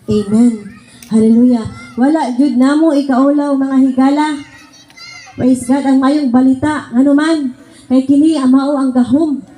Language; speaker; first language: Cebuano; non-native, local second language; Waray